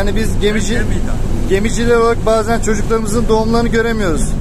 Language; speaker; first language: Turkish; native; Turkish